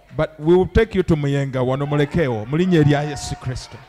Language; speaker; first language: English; non-native, local second language; Ganda